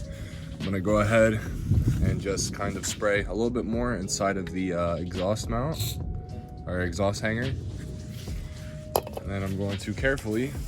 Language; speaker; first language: English; native; English